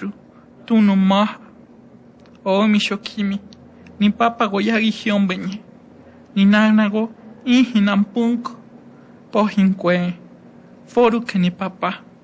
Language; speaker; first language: Spanish; native; Spanish